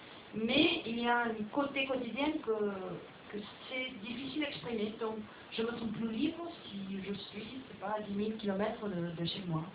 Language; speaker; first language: French; non-native, fluent; Spanish